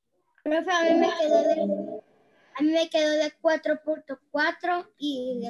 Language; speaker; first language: Spanish; native; Spanish